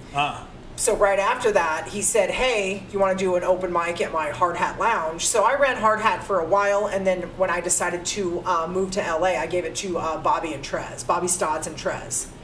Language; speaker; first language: English; native; English